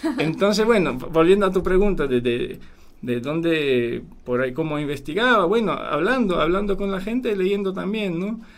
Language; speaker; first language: Spanish; non-native, fluent; Polish